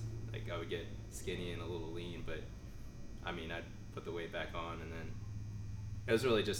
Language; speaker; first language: English; native; English